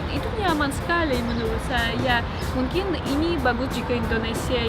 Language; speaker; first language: Indonesian; non-native, learner; Russian